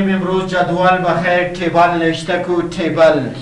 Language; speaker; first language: Persian; non-native, local second language; Pashto